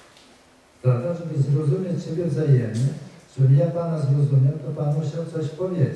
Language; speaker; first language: Polish; native; Polish